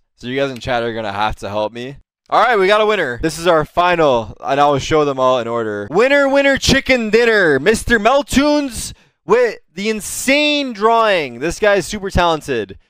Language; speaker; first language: English; early bilingual, heritage; Turkish